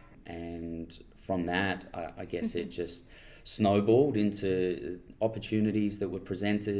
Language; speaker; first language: English; native; English